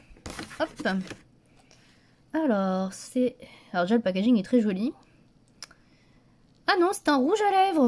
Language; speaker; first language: French; native; French